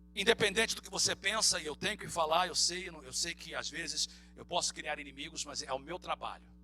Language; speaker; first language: Portuguese; native; Portuguese